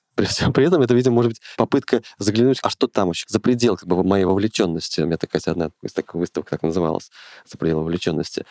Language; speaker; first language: Russian; native; Russian